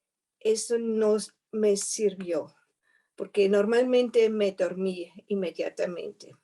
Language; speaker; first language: Spanish; non-native, fluent; German